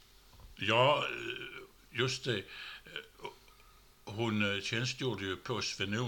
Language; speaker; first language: Swedish; native; Swedish